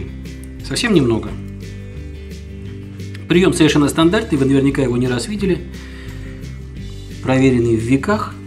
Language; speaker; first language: Russian; native; Russian